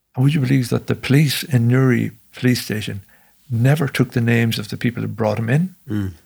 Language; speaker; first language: English; native; English